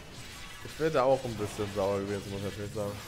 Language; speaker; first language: German; native; German